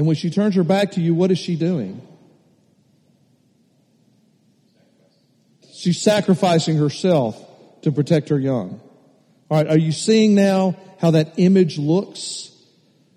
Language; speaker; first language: English; native; English